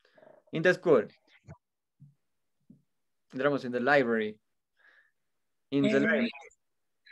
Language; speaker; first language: English; non-native, fluent; Spanish